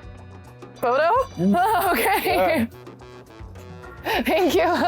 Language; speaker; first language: English; native; English